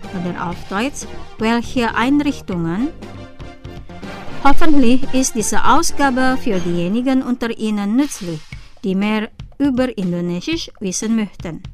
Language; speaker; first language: German; non-native, fluent; Indonesian